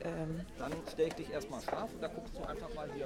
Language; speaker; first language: German; native; German